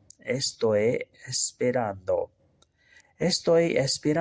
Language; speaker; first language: Spanish; non-native, fluent; Urdu